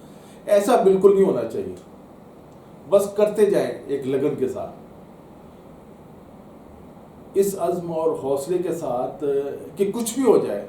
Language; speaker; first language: Urdu; native; Urdu